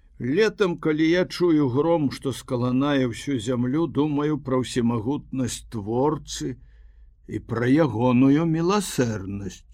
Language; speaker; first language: Belarusian; native; Belarusian